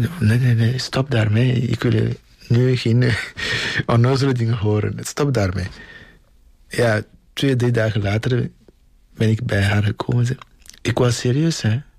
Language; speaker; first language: Dutch; non-native, fluent; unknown